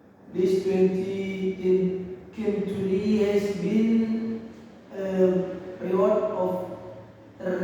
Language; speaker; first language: English; non-native, local second language; Indonesian